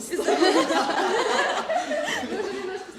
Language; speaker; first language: Russian; native; Russian